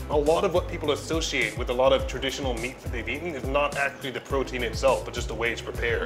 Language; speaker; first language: English; native; English